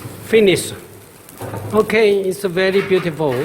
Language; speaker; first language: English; non-native, learner; Chinese